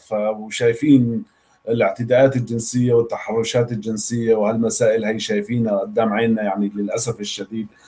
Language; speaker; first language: Arabic; native; Arabic